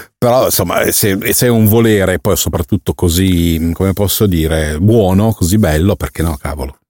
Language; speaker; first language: Italian; native; Italian